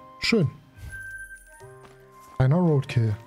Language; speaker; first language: German; native; German